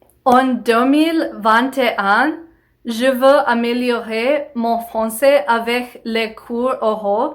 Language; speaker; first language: French; non-native, learner; English